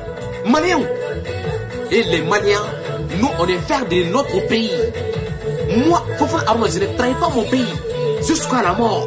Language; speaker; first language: French; non-native, local second language; Bambara